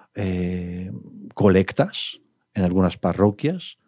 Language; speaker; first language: Spanish; non-native, fluent; Polish